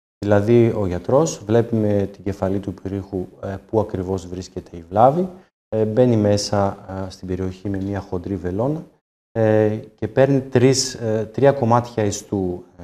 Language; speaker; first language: Greek; native; Greek